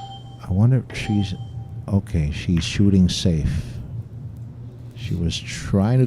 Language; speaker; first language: English; non-native, local second language; Filipino